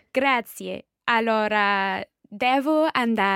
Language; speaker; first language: Italian; non-native, learner; English